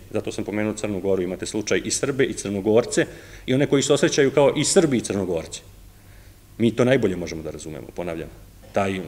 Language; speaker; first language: Serbian; native; Serbian